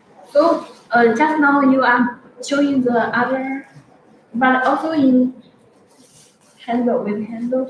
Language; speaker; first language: English; non-native, fluent; Chinese